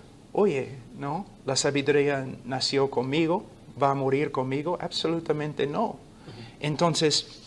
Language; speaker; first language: Spanish; non-native, fluent; English